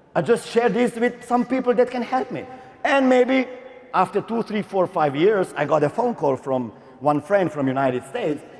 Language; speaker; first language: English; non-native, fluent; Slovenian